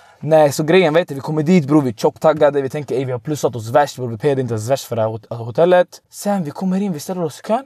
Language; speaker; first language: Swedish; early bilingual, other home language; Arabic